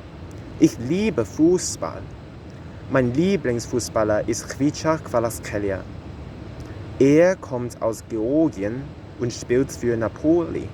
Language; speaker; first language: German; non-native, learner; Cantonese